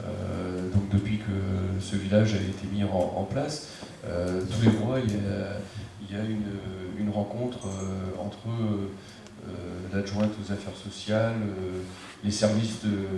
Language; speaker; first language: French; native; French